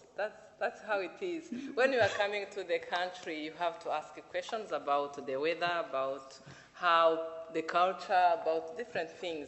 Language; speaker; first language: English; non-native, local second language; Kinyarwanda